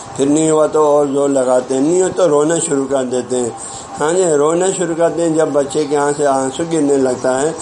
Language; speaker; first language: Urdu; non-native, local second language; Balti